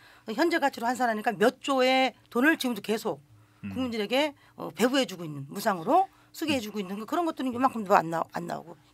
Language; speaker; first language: Korean; native; Korean